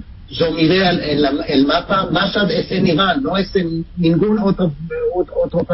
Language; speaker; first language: Spanish; non-native, fluent; Hebrew